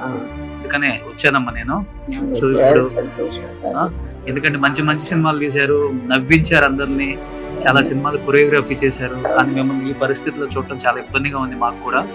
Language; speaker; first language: Telugu; native; Telugu